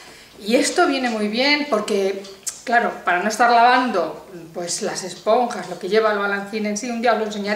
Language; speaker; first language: Spanish; native; Spanish